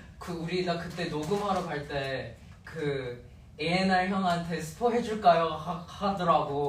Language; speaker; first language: Korean; non-native, fluent; Chinese